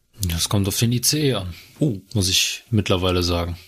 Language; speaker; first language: German; native; German